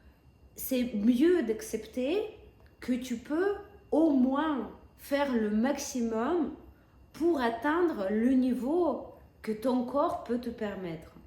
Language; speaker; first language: French; non-native, fluent; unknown